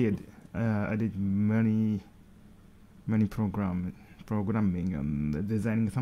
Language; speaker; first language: English; non-native, learner; Japanese